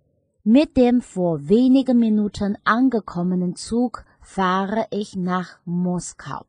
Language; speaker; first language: German; non-native, fluent; Chinese